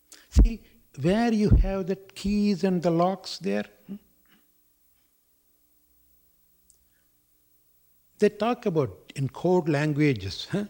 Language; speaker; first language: English; non-native, local second language; Tamil